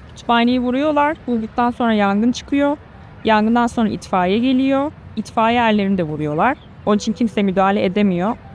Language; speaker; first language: Turkish; native; Turkish